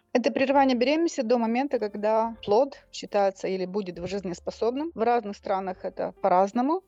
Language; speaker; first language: Russian; non-native, local second language; Romanian